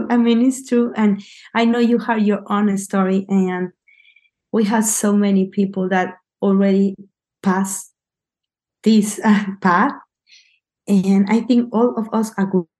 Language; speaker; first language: English; non-native, learner; Spanish